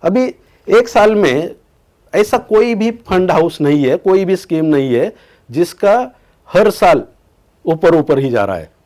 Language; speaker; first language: Hindi; non-native, local second language; Marathi